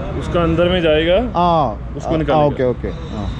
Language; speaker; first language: Hindi; non-native, local second language; Punjabi